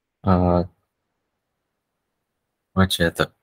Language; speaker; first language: Chinese; non-native, learner; Vietnamese